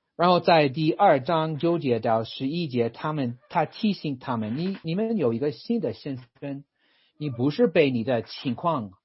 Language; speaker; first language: Chinese; non-native, fluent; English